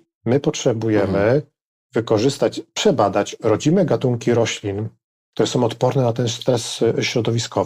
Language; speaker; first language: Polish; native; Polish